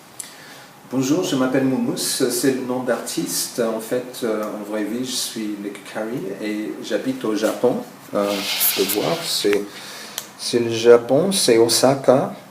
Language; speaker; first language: French; non-native, fluent; English